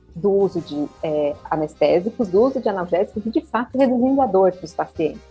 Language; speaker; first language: Portuguese; native; Portuguese